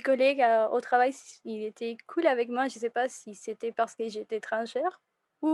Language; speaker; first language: French; non-native, fluent; Spanish